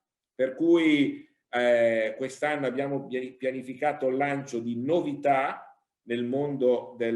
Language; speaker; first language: Italian; native; Italian